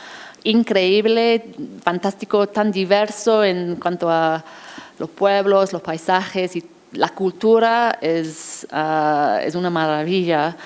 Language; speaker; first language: Spanish; non-native, fluent; English